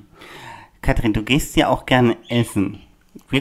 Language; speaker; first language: German; native; German